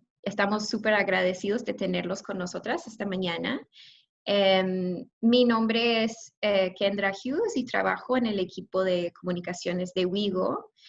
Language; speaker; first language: Spanish; non-native, fluent; English